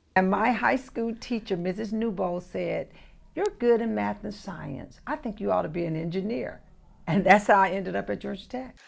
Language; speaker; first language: English; native; English